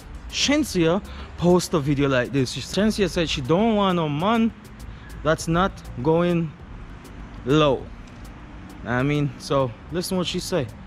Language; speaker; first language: English; native; English